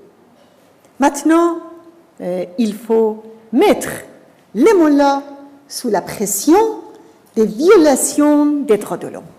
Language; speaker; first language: French; non-native, fluent; Persian